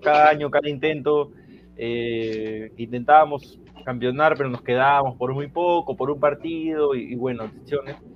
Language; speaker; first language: Spanish; native; Spanish